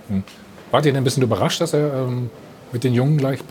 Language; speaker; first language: German; native; German